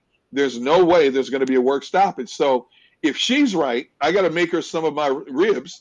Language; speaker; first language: English; native; English